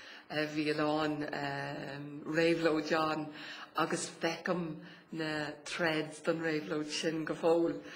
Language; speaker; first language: Irish; non-native, local second language; English